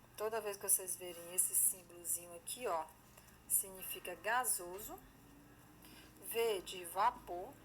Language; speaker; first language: Portuguese; native; Portuguese